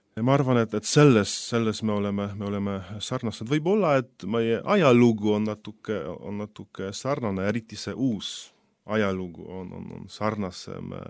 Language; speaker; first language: Estonian; non-native, fluent; Polish